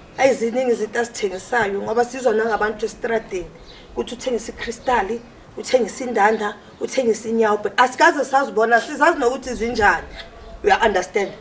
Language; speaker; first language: Zulu; native; Zulu